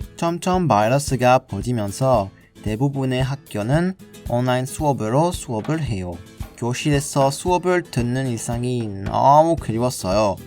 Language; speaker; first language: Korean; non-native, learner; French